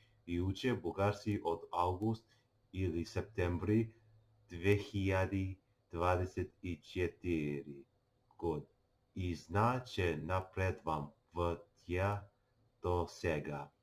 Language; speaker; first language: Bulgarian; non-native, learner; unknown